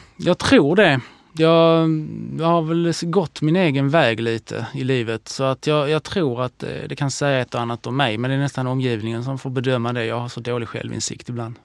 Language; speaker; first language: Swedish; early bilingual, other home language; Hebrew